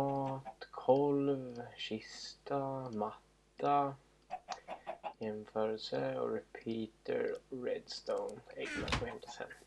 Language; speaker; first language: Swedish; native; Swedish